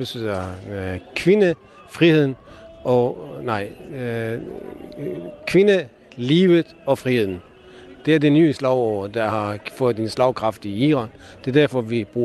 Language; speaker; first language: Danish; non-native, fluent; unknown